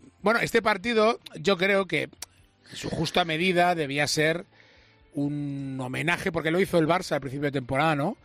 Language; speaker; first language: Spanish; native; Spanish